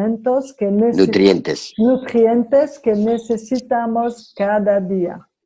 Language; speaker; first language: Spanish; non-native, fluent; French